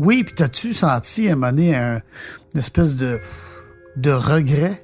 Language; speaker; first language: French; native; French